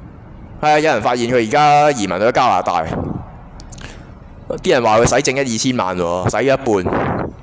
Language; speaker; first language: Cantonese; native; Cantonese